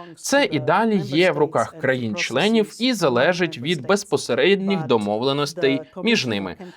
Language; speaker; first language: Ukrainian; native; Ukrainian